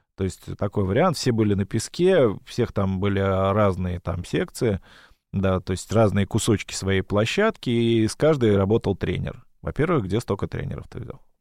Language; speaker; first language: Russian; native; Russian